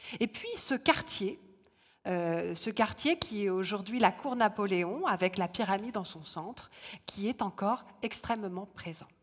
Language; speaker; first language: French; native; French